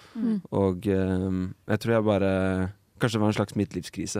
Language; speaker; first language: Norwegian; native; Norwegian